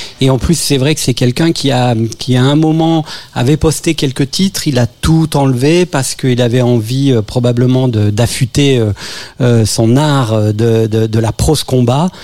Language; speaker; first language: French; native; French